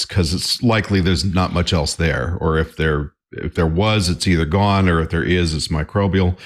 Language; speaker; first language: English; native; English